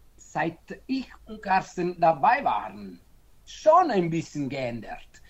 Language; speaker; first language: German; non-native, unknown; Italian